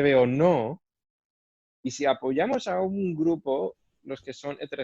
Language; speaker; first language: Spanish; non-native, fluent; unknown